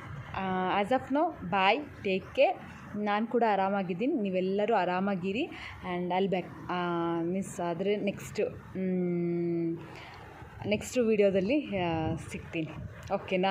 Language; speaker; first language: Kannada; native; Kannada